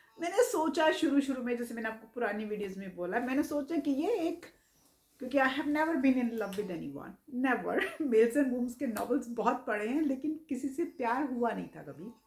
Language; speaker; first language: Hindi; early bilingual, heritage; Hindi